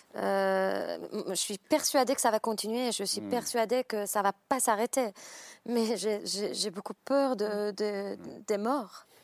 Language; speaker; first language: French; non-native, fluent; Persian